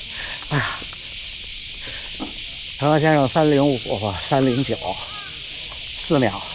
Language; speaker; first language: Chinese; native; Chinese